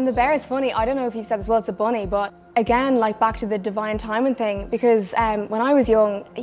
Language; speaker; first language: English; native; English